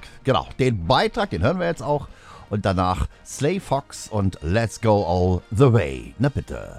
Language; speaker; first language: German; native; German